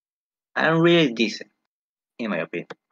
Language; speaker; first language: English; non-native, fluent; Spanish